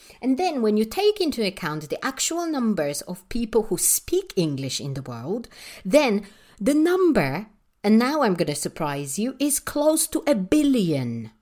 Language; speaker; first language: English; non-native, fluent; Polish